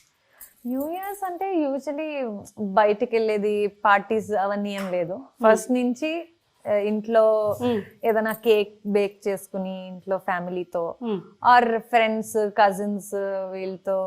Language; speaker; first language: Telugu; non-native, fluent; Kannada